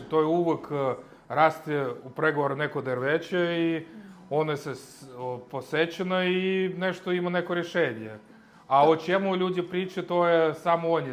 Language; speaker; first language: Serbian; non-native, learner; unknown